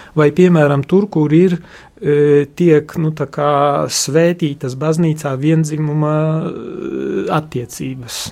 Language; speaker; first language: Latvian; early bilingual, heritage; Latvian